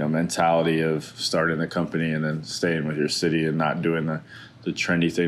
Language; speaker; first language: English; native; English